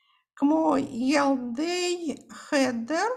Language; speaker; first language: Hebrew; non-native, fluent; Russian